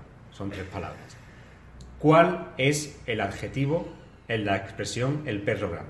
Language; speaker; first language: Spanish; native; Spanish